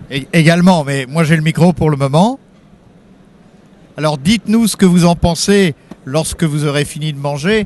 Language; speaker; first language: French; native; French